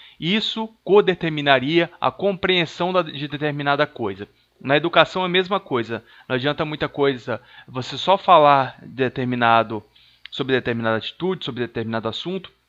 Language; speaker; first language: Portuguese; native; Portuguese